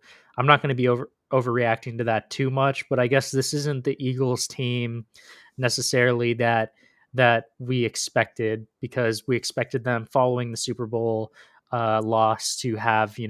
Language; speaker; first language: English; native; English